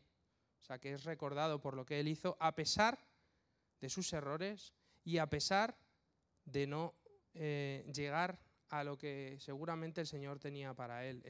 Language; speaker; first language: Spanish; native; Spanish